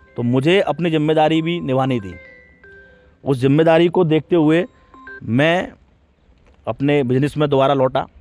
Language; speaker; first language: Hindi; native; Hindi